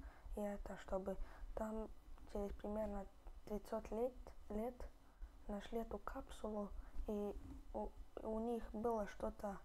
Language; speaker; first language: Russian; early bilingual, heritage; Russian